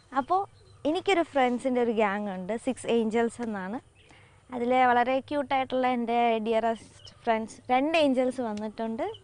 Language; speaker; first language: Malayalam; native; Malayalam